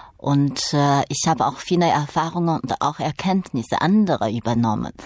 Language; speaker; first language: German; non-native, fluent; Chinese